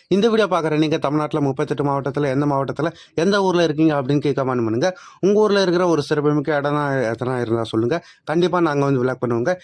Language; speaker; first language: Tamil; native; Tamil